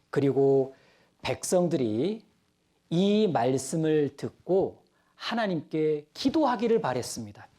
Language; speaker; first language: Korean; native; Korean